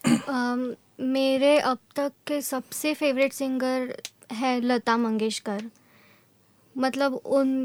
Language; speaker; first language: Hindi; non-native, local second language; Gujarati